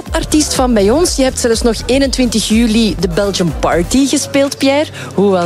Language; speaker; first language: Dutch; native; Dutch